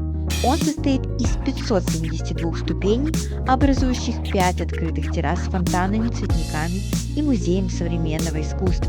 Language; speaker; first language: Russian; native; Russian